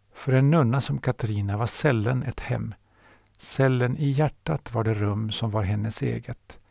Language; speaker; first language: Swedish; native; Swedish